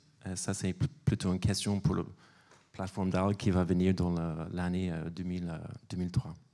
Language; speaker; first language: French; non-native, fluent; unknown